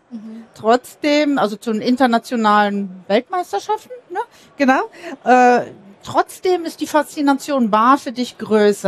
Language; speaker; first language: German; native; German